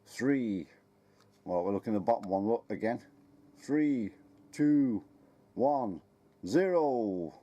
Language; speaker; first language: English; native; English